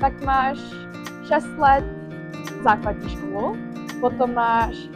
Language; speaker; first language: Czech; early bilingual, heritage; Czech